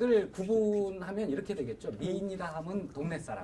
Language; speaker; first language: Korean; native; Korean